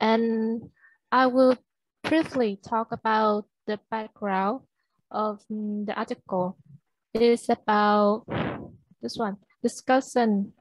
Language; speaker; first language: English; non-native, fluent; Indonesian